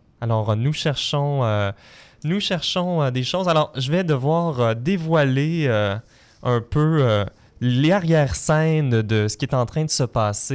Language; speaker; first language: French; native; French